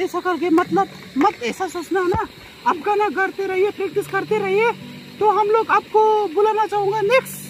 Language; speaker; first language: Hindi; non-native, local second language; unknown